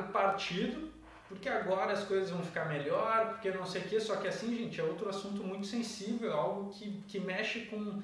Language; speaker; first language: Portuguese; native; Portuguese